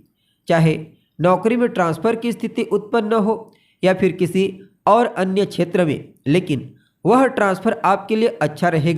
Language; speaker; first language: Hindi; native; Hindi